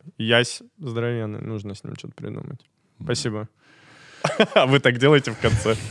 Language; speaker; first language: Russian; native; Russian